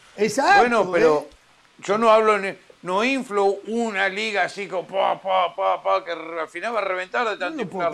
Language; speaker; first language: Spanish; native; Spanish